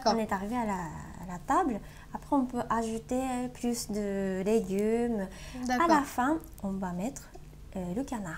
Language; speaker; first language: French; non-native, learner; Japanese